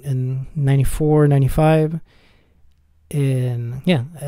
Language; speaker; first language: English; early bilingual, other home language; Spanish